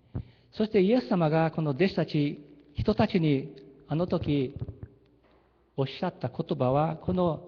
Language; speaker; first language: Japanese; early bilingual, heritage; Japanese